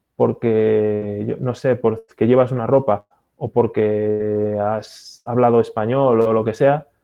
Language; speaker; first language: Spanish; native; Spanish